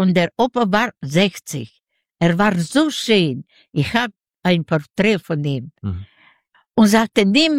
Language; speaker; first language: German; non-native, learner; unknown